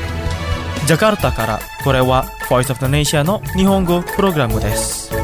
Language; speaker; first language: Japanese; non-native, fluent; Indonesian